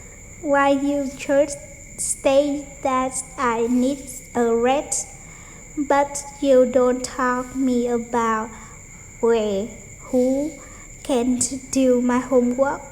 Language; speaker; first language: English; non-native, learner; Vietnamese